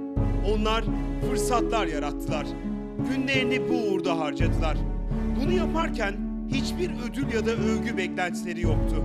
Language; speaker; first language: Turkish; native; Turkish